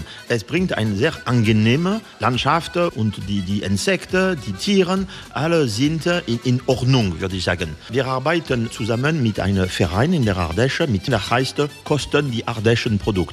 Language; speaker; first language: German; non-native, learner; French